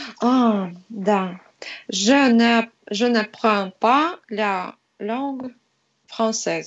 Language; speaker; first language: French; non-native, learner; Russian